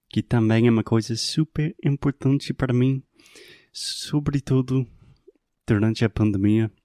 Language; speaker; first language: Portuguese; non-native, fluent; English